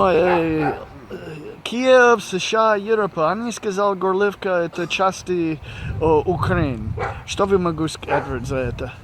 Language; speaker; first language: Russian; non-native, learner; English